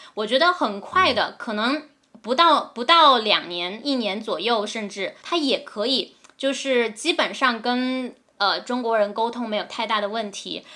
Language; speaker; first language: Chinese; native; Chinese